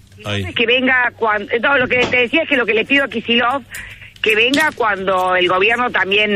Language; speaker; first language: Spanish; native; Spanish